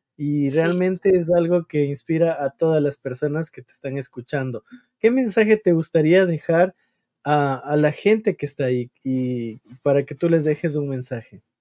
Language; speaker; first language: Spanish; native; Spanish